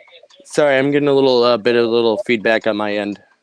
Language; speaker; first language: English; native; English